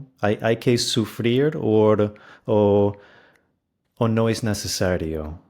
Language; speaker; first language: Spanish; non-native, fluent; English